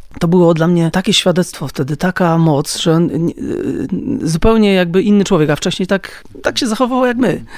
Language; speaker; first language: Polish; native; Polish